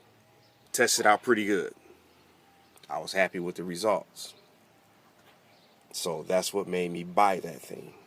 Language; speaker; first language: English; native; English